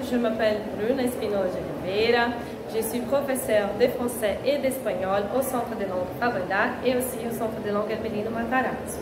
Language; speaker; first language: French; non-native, fluent; Portuguese